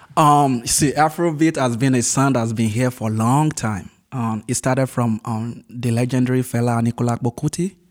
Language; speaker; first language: English; non-native, local second language; Yoruba